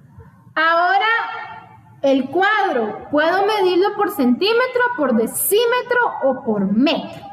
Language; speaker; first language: Spanish; native; Spanish